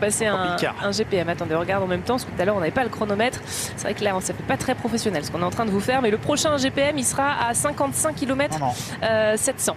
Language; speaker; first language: French; native; French